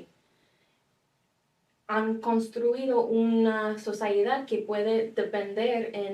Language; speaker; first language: Spanish; non-native, fluent; English